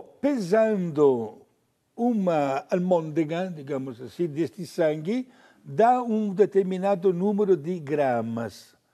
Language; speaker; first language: Portuguese; non-native, fluent; Italian